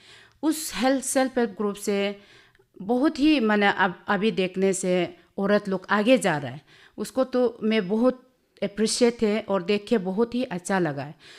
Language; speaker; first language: Hindi; non-native, local second language; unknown